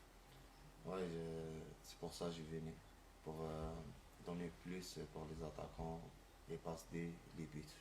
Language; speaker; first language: French; non-native, local second language; Arabic